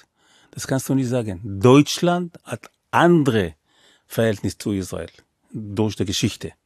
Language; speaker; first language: German; non-native, fluent; Hebrew